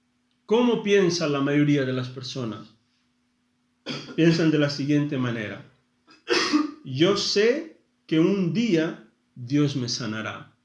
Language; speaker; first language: Spanish; non-native, fluent; Portuguese